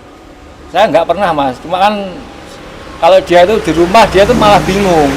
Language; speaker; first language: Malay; non-native, local second language; Javanese